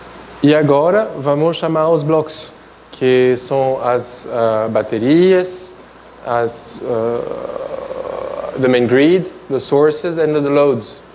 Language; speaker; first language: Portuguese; non-native, fluent; French